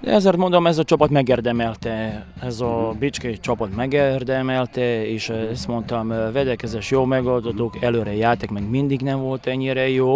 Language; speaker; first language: Hungarian; non-native, learner; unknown